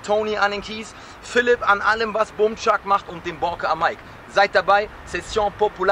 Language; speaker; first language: German; native; German